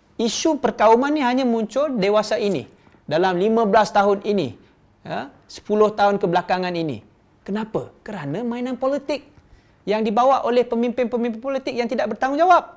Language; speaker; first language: Malay; non-native, local second language; Chinese